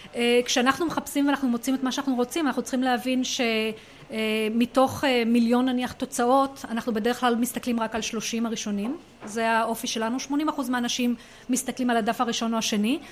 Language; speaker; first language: Hebrew; non-native, local second language; Arabic